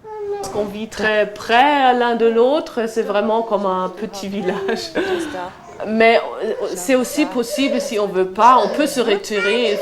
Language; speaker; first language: French; non-native, fluent; German